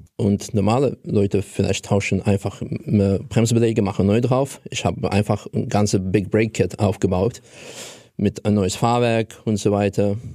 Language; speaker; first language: German; non-native, fluent; Russian